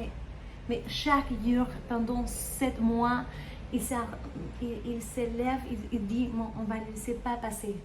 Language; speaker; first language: French; non-native, learner; Spanish